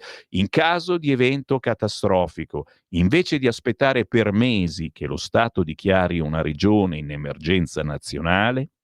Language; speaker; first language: Italian; native; Italian